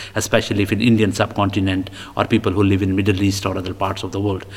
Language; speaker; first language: English; non-native, local second language; Punjabi